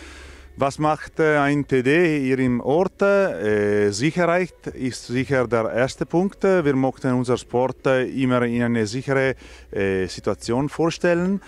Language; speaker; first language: German; non-native, learner; Italian